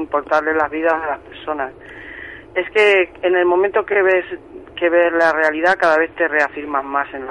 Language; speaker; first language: Spanish; native; Spanish